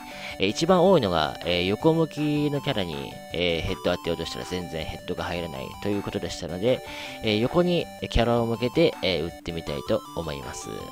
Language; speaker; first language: Japanese; native; Japanese